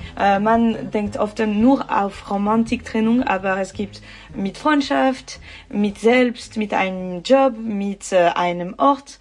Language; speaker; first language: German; non-native, learner; French